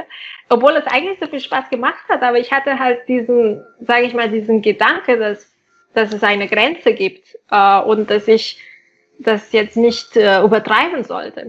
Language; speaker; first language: German; non-native, fluent; Catalan